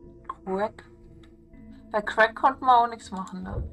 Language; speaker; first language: German; native; German